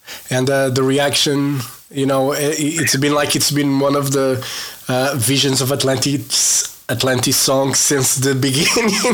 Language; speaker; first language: English; non-native, fluent; Portuguese